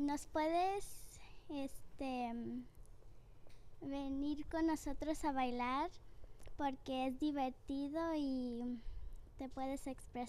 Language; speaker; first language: Spanish; early bilingual, heritage; Spanish